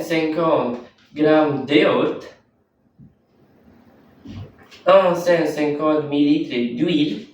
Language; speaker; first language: French; non-native, learner; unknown